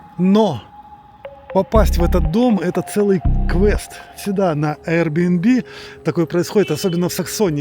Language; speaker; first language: Russian; native; Russian